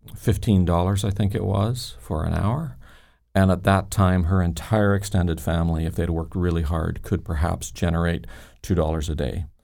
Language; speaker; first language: English; native; English